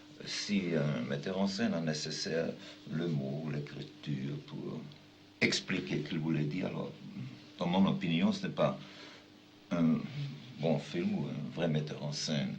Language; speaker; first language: French; non-native, fluent; German